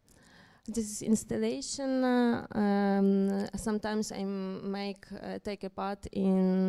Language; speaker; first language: English; non-native, learner; Ukrainian